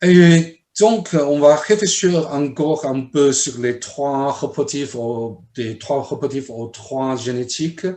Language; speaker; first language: French; non-native, fluent; Chinese